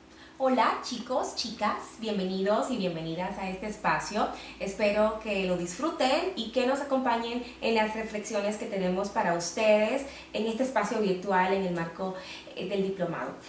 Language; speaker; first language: Spanish; native; Spanish